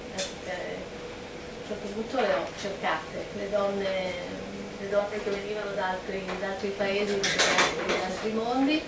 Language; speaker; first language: Italian; native; Italian